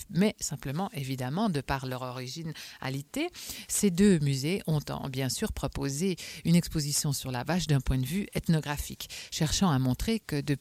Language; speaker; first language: French; native; French